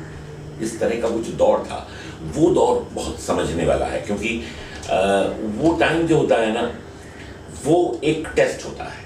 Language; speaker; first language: Hindi; native; Hindi